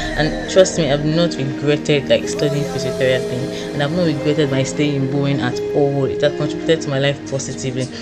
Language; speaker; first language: English; non-native, local second language; Yoruba